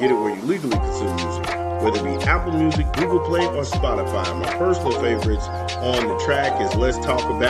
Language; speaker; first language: English; native; English